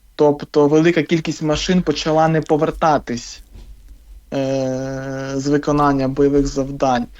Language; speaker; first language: Ukrainian; native; Ukrainian